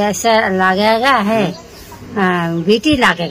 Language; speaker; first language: Hindi; non-native, local second language; Bangla